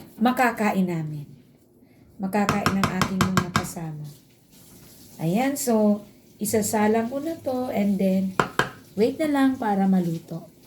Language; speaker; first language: Filipino; non-native, local second language; Bikol